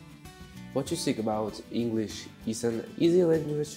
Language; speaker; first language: English; non-native, learner; Kazakh